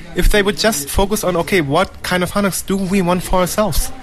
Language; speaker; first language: English; non-native, fluent; German